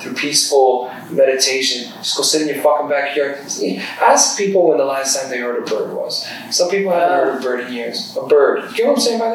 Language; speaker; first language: English; native; English